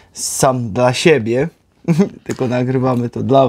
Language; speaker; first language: Polish; native; Polish